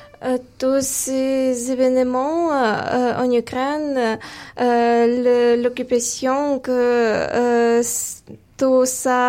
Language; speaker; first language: French; non-native, fluent; Ukrainian